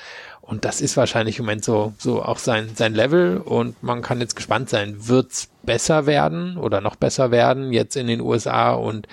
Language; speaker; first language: German; native; German